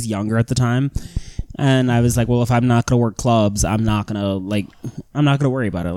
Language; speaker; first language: English; native; English